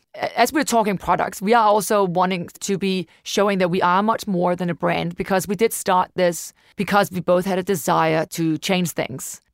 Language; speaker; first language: English; non-native, fluent; Danish